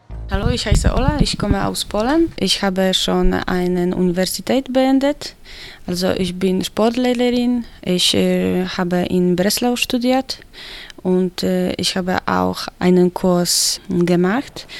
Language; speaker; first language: German; non-native, learner; Polish